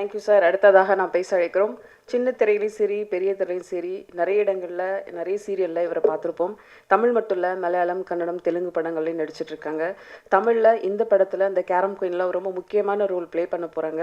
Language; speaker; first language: Tamil; native; Tamil